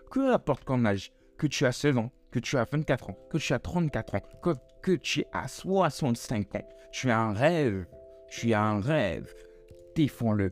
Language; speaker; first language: French; native; French